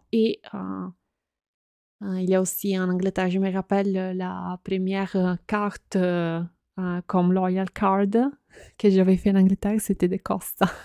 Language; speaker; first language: French; non-native, fluent; Italian